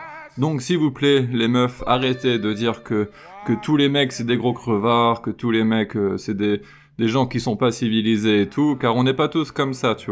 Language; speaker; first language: French; native; French